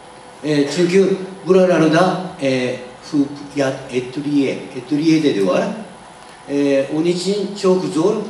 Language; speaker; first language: Turkish; non-native, learner; Japanese